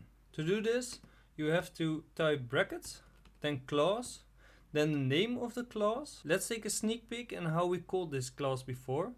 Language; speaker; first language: English; non-native, fluent; Dutch